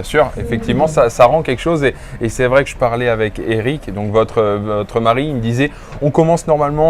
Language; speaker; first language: French; native; French